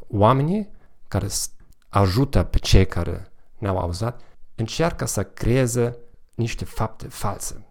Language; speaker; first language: Romanian; non-native, fluent; German